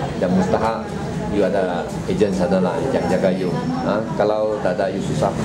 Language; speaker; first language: Malay; non-native, local second language; Chinese